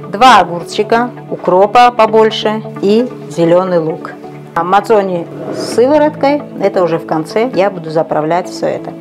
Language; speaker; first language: Russian; non-native, local second language; Georgian